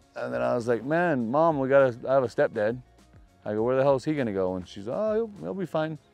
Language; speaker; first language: English; native; English